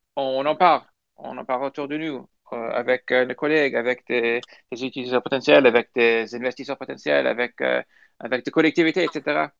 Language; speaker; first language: French; non-native, fluent; English